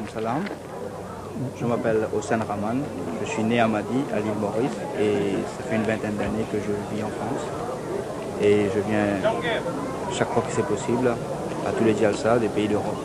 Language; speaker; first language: French; non-native, local second language; Morisyen